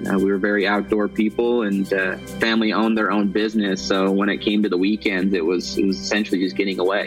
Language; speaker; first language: English; native; English